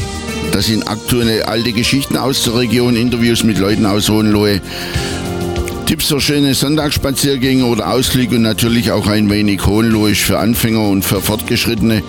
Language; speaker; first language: German; native; German